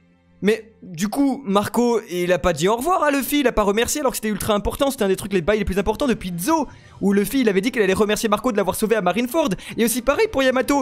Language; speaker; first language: French; native; French